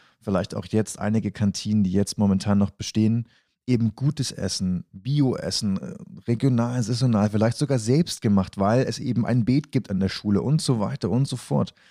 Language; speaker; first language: German; native; German